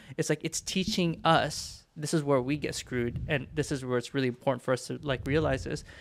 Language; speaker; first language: English; early bilingual, other home language; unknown